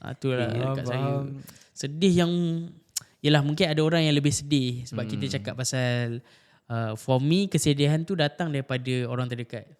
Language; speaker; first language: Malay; native; Malay